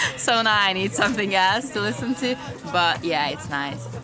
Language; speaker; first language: English; non-native, fluent; Hungarian